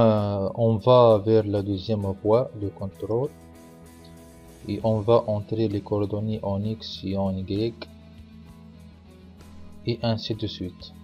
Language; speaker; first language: French; non-native, local second language; Arabic